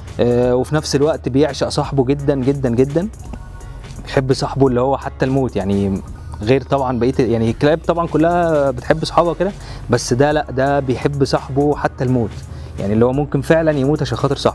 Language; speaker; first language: Arabic; native; Arabic